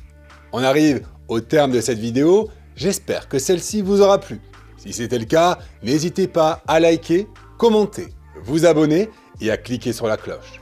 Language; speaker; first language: French; native; French